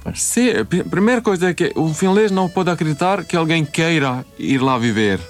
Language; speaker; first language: Portuguese; non-native, fluent; Swedish